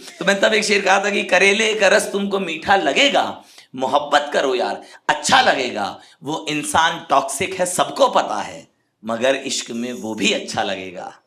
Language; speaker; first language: Hindi; native; Hindi